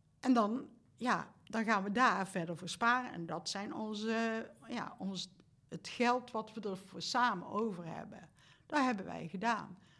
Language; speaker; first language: Dutch; native; Dutch